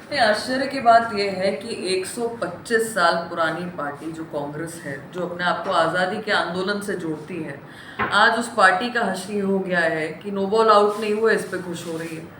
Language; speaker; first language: Hindi; native; Hindi